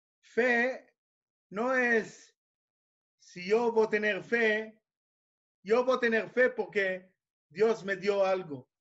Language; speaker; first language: Spanish; non-native, fluent; Hebrew